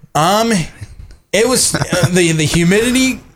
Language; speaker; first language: English; native; English